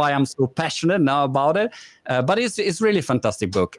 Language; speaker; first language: English; non-native, fluent; Italian